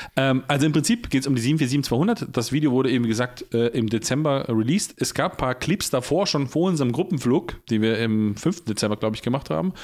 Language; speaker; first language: German; early bilingual, heritage; Polish